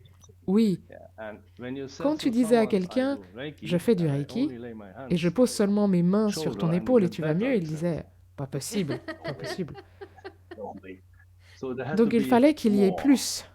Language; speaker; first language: French; non-native, fluent; German